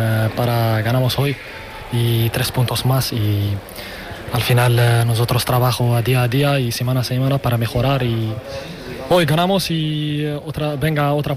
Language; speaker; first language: Spanish; non-native, learner; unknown